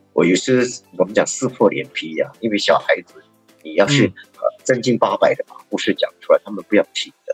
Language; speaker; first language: Chinese; native; Chinese